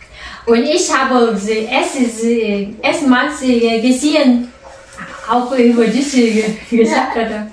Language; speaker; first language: German; non-native, learner; Vietnamese